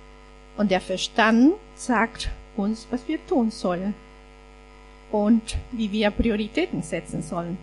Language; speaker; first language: German; non-native, fluent; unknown